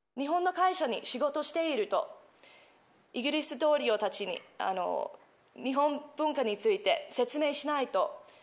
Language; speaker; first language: Japanese; non-native, fluent; English